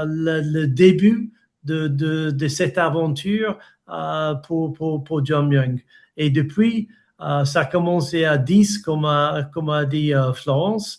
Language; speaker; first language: French; non-native, fluent; English